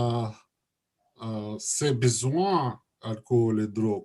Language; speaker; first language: French; non-native, learner; Russian